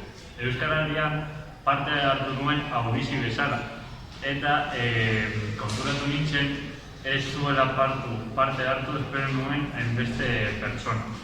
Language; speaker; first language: Basque; non-native, local second language; Spanish